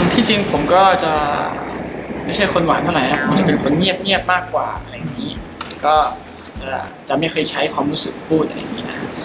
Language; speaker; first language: Thai; early bilingual, other home language; French